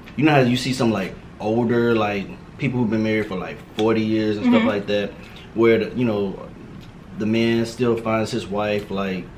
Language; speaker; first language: English; native; English